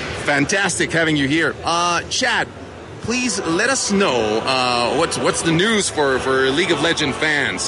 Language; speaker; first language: English; non-native, fluent; Spanish